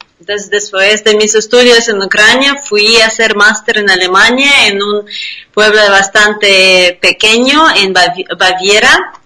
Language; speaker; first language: Spanish; non-native, fluent; Ukrainian